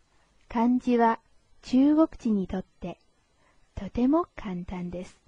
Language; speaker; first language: Japanese; non-native, fluent; Chinese